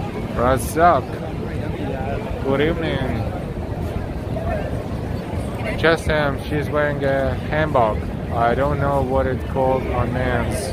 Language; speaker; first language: English; non-native, fluent; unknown